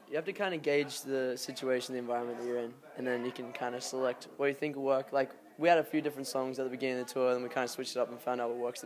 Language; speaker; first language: English; native; English